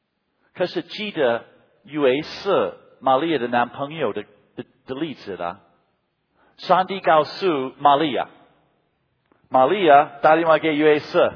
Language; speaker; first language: Chinese; non-native, fluent; English